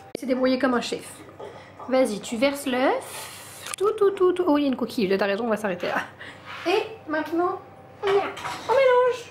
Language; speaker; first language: French; native; French